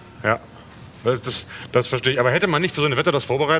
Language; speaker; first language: German; native; German